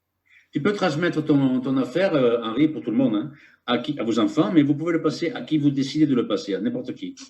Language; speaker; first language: French; native; French